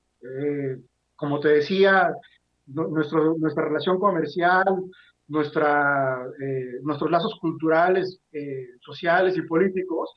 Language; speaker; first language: Spanish; native; Spanish